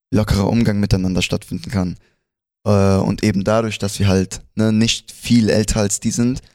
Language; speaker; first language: German; early bilingual, other home language; Spanish